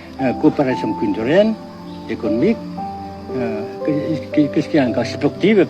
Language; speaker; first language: French; non-native, local second language; Vietnamese